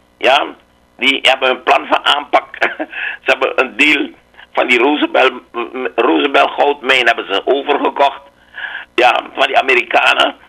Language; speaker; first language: Dutch; native; Dutch